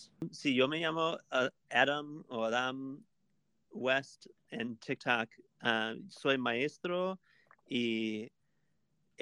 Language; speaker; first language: Spanish; non-native, fluent; English